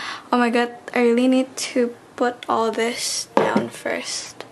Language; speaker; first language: English; non-native, fluent; Indonesian